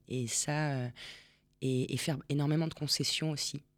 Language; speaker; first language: French; non-native, fluent; Spanish